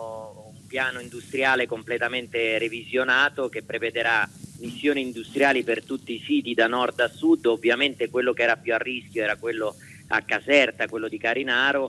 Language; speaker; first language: Italian; native; Italian